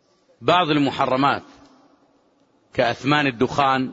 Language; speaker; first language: Arabic; native; Arabic